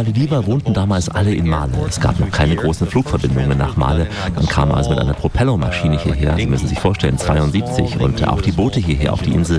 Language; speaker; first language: German; native; German